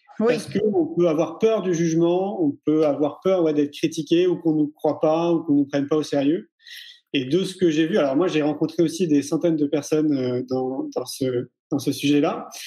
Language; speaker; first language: French; native; French